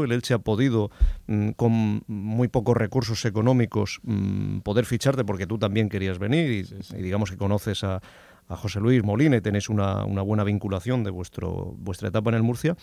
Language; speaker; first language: Spanish; native; Spanish